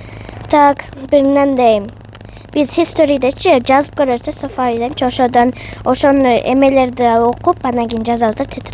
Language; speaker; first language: Kyrgyz; early bilingual, heritage; Kyrgyz